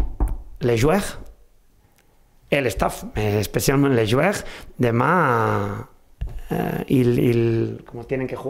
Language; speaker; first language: French; non-native, fluent; Spanish